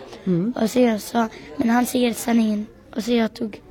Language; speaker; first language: Swedish; early bilingual, other home language; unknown